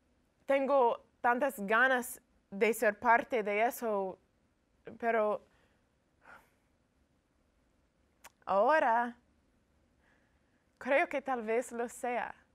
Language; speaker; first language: Spanish; non-native, learner; English